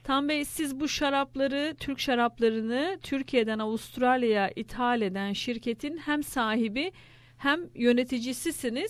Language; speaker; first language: Turkish; native; Turkish